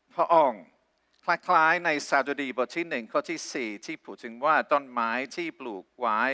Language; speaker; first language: Thai; non-native, fluent; English